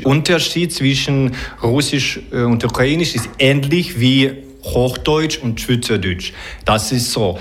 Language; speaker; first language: German; non-native, learner; Ukrainian